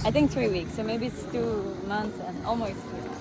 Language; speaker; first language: English; non-native, fluent; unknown